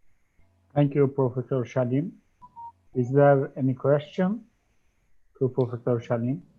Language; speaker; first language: English; non-native, fluent; Turkish